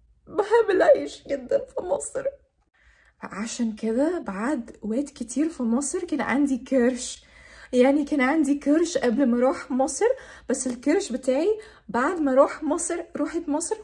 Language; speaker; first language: Arabic; non-native, learner; English